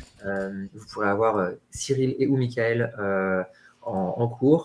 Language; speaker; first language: French; native; French